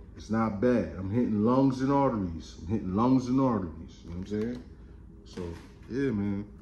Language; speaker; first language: English; native; English